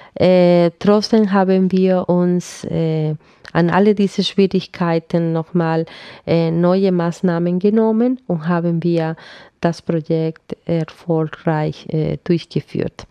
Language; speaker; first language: German; non-native, fluent; Spanish